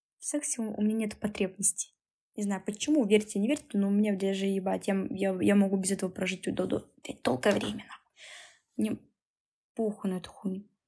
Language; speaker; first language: Russian; native; Russian